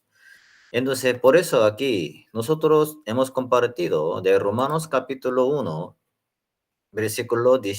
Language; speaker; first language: Spanish; non-native, learner; Korean